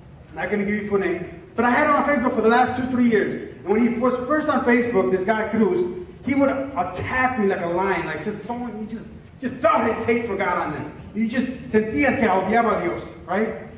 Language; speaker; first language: English; early bilingual, other home language; Spanish